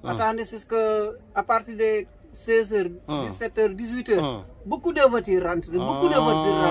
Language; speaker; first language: French; non-native, local second language; Wolof